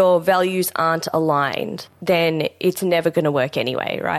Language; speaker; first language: English; non-native, local second language; Memoni